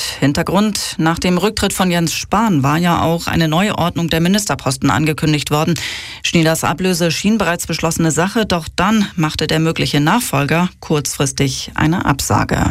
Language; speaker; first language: German; native; German